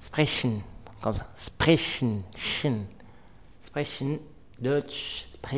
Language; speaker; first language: German; non-native, learner; Arabic